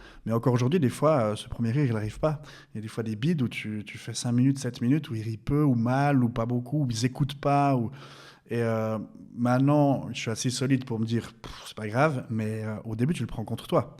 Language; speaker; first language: French; native; French